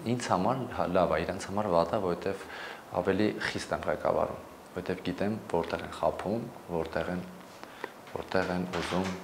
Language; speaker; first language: Armenian; native; Armenian